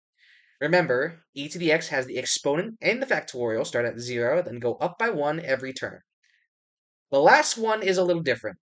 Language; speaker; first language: English; native; English